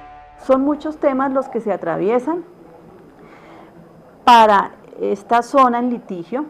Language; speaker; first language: Spanish; native; Spanish